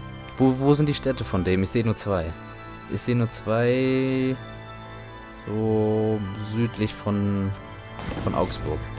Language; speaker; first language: German; native; German